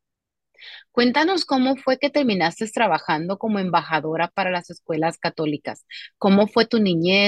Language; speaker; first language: Spanish; native; Spanish